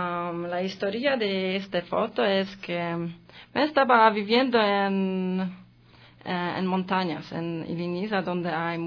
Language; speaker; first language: Spanish; non-native, learner; Polish